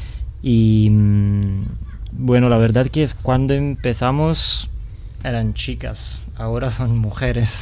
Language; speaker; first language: Spanish; non-native, fluent; Italian